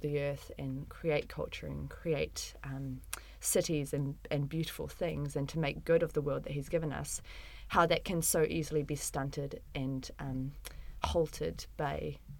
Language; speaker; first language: English; native; English